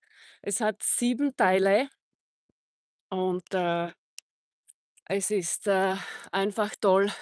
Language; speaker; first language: German; non-native, fluent; Czech